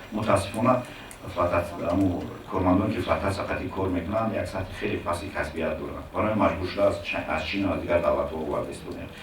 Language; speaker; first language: Tajik; native; Tajik